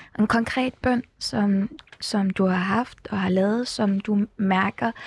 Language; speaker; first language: Danish; early bilingual, other home language; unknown